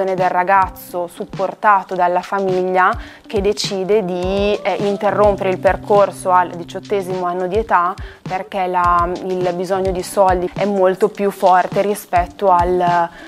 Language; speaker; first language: Italian; native; Italian